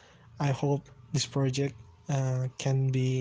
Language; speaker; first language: English; non-native, learner; Indonesian